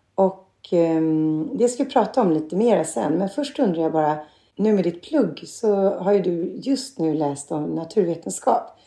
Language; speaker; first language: Swedish; native; Swedish